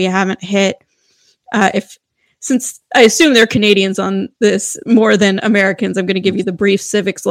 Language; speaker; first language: English; native; English